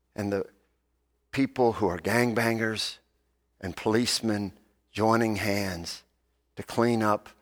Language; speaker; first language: English; native; English